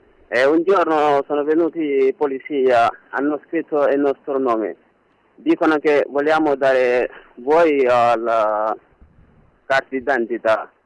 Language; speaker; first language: Italian; non-native, learner; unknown